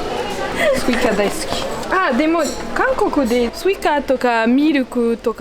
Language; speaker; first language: Japanese; non-native, learner; French